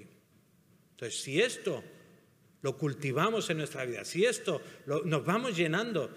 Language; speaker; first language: Spanish; native; Spanish